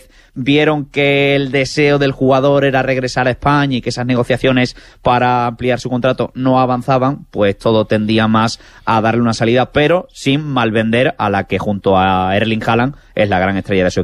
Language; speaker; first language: Spanish; native; Spanish